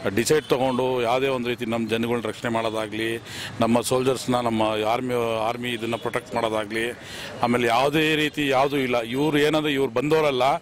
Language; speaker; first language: Kannada; native; Kannada